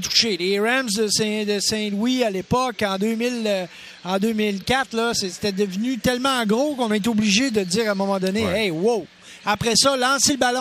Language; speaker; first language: French; native; French